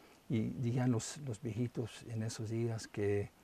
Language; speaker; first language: Spanish; non-native, local second language; English